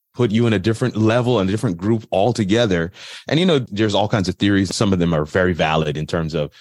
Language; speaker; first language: English; native; English